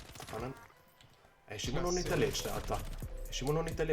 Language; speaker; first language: German; native; German